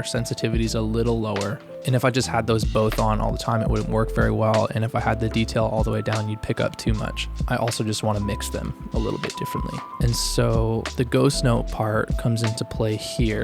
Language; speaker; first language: English; native; English